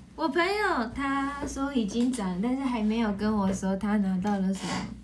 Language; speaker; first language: Chinese; non-native, fluent; Japanese